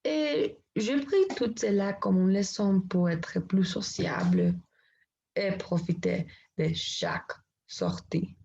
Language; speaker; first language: French; non-native, learner; Spanish